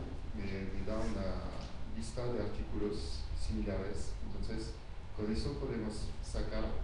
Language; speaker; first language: Spanish; non-native, fluent; French